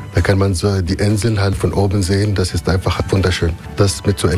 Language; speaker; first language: German; non-native, fluent; Arabic